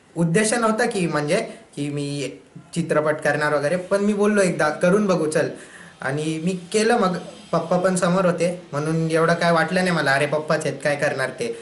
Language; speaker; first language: Marathi; non-native, local second language; Hindi